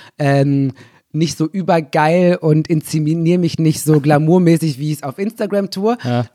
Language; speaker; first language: German; native; German